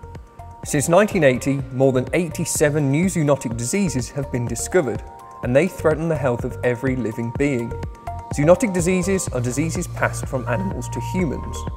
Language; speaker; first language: English; native; English